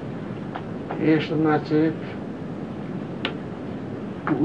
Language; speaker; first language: Russian; non-native, learner; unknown